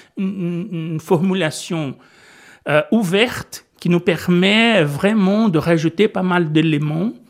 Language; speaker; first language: French; non-native, fluent; Portuguese